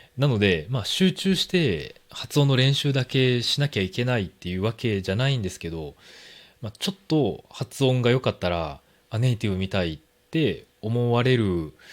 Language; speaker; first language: Japanese; native; Japanese